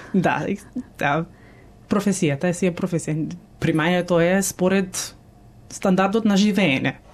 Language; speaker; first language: Macedonian; early bilingual, heritage; Macedonian